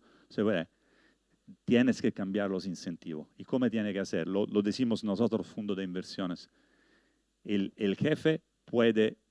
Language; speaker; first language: Spanish; non-native, learner; Italian